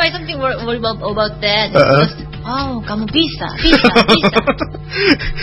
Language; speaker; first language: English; non-native, learner; Korean